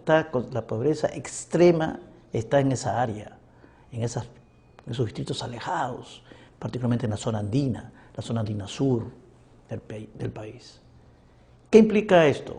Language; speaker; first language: Spanish; native; Spanish